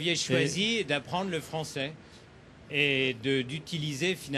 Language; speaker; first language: French; native; French